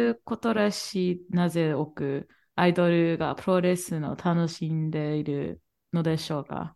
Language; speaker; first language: Japanese; non-native, fluent; English